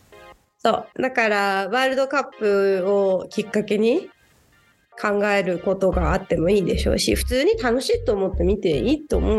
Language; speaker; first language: Japanese; native; Japanese